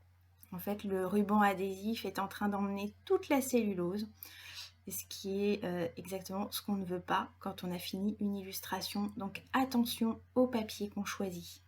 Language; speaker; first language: French; native; French